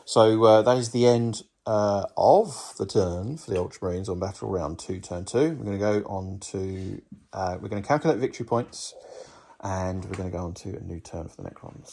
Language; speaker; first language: English; native; English